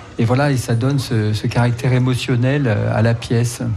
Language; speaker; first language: French; native; French